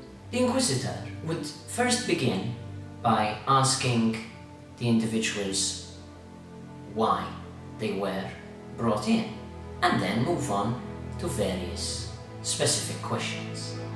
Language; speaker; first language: English; non-native, local second language; Maltese